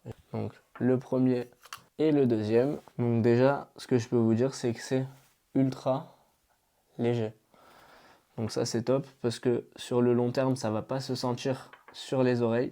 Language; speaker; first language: French; native; French